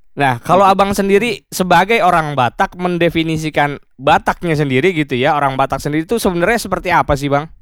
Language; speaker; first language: Indonesian; native; Indonesian